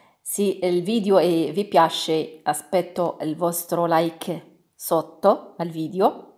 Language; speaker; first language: Italian; non-native, learner; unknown